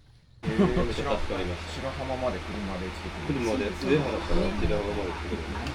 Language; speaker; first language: Japanese; native; Japanese